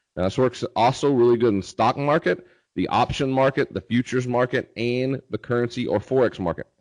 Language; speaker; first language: English; native; English